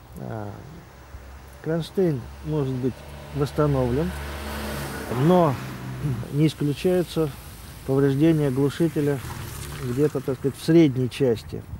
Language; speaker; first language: Russian; native; Russian